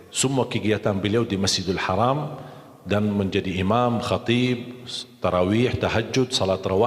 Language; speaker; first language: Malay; non-native, fluent; Arabic